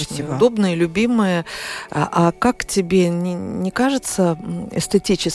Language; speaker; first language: Russian; native; Russian